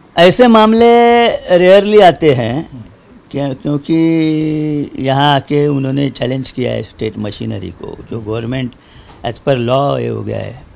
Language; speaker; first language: Hindi; non-native, local second language; Marathi